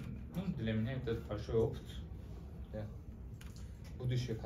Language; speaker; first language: Russian; non-native, learner; Uzbek